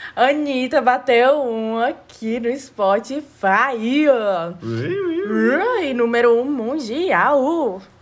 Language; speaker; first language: Portuguese; native; Portuguese